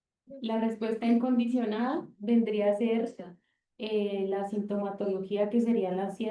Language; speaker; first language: Spanish; native; Spanish